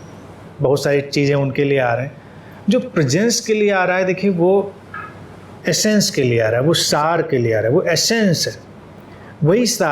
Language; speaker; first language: Hindi; native; Hindi